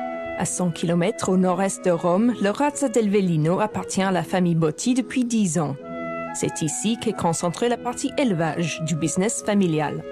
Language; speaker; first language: French; native; French